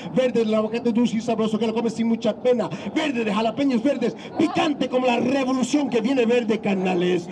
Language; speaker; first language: Spanish; native; Spanish